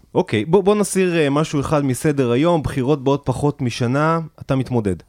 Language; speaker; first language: Hebrew; native; Hebrew